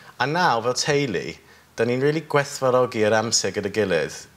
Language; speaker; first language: Welsh; non-native, learner; English